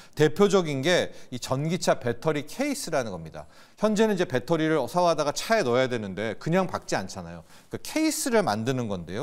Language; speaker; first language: Korean; native; Korean